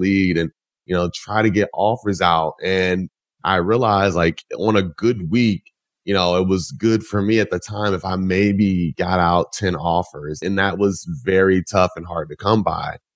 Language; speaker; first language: English; native; English